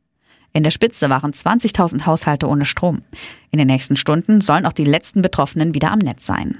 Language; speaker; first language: German; native; German